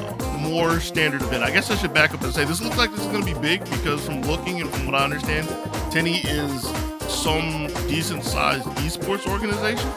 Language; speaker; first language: English; native; English